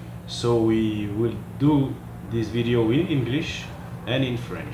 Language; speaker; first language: English; non-native, local second language; French